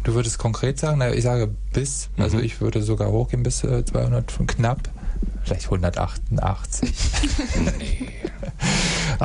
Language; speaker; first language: German; native; German